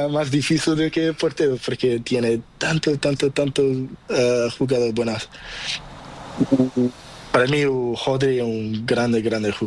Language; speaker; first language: Spanish; non-native, learner; Portuguese